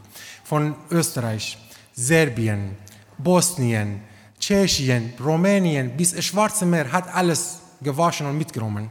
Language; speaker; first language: German; non-native, learner; Romanian